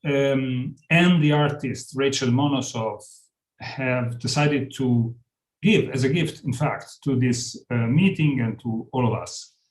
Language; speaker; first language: English; non-native, fluent; Italian